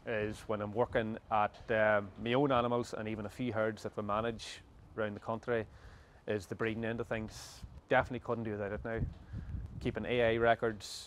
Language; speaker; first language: English; native; English